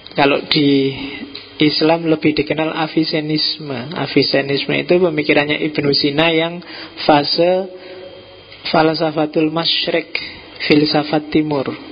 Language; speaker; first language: Indonesian; non-native, local second language; Javanese